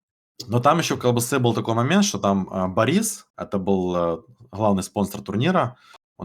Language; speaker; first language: Russian; native; Russian